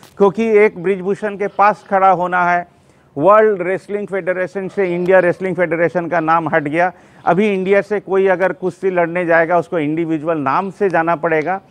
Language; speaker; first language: Hindi; non-native, local second language; Bangla